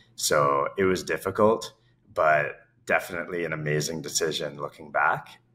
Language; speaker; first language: English; native; English